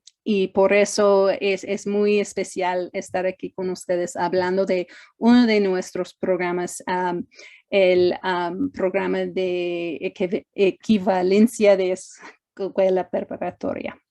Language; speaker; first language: Spanish; non-native, fluent; English